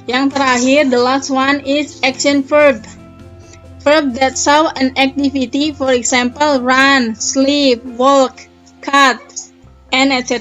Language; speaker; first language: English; non-native, learner; Indonesian